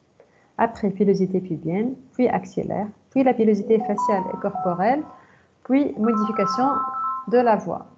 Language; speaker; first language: French; non-native, local second language; Arabic